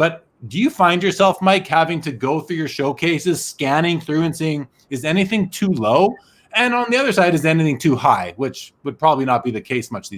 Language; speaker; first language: English; native; English